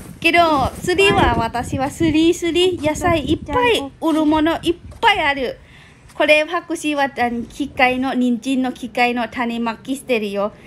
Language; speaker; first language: Japanese; non-native, learner; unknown